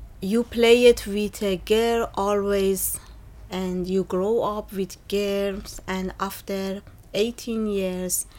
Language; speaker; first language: English; non-native, learner; Persian